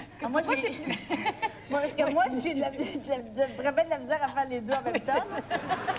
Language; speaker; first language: French; native; French